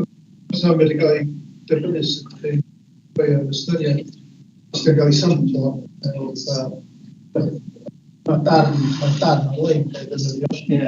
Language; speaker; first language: Welsh; non-native, learner; English